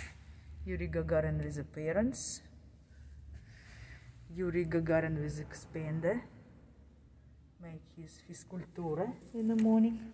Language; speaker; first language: English; non-native, learner; Russian